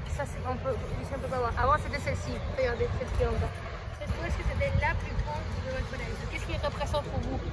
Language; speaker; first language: French; non-native, fluent; Spanish